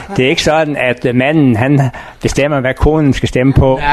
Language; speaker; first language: Danish; non-native, learner; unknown